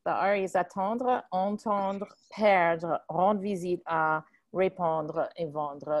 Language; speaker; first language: French; non-native, fluent; English